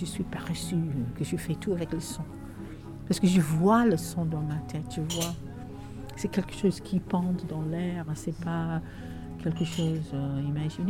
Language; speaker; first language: French; non-native, fluent; English